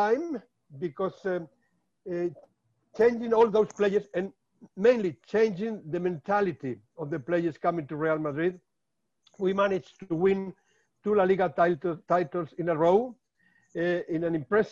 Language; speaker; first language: English; non-native, fluent; Spanish